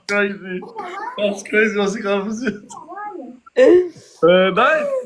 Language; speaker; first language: English; non-native, learner; German